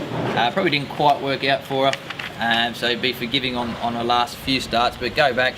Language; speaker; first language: English; native; English